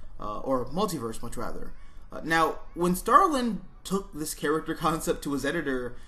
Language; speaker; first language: English; native; English